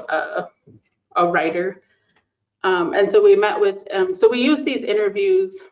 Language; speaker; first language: English; native; English